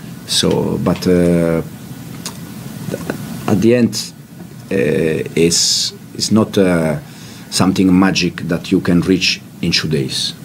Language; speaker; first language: English; non-native, fluent; Italian